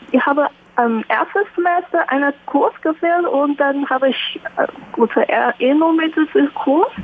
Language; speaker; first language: German; non-native, learner; Chinese